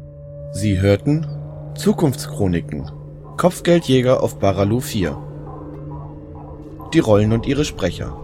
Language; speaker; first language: German; native; German